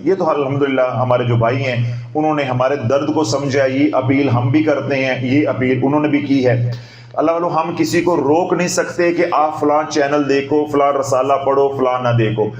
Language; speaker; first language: Urdu; non-native, local second language; Punjabi